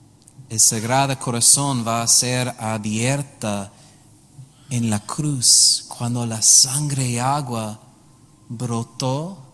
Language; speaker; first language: Spanish; non-native, learner; English